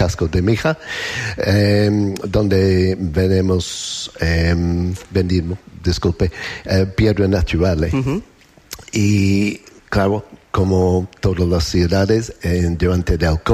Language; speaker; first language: Spanish; non-native, learner; English